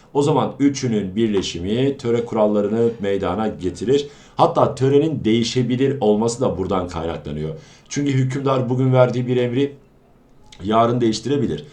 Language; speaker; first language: Turkish; native; Turkish